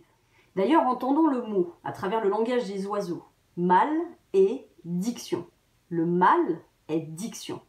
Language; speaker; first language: French; native; French